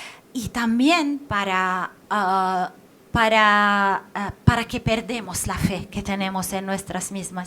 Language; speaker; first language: Spanish; non-native, fluent; Arabic